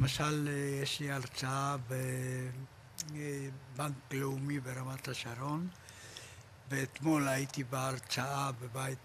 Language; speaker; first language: Hebrew; non-native, fluent; Polish